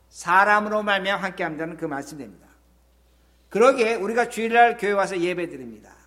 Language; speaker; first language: Korean; native; Korean